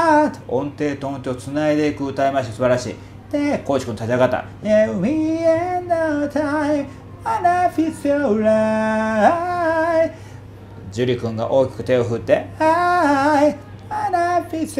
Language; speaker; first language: Japanese; native; Japanese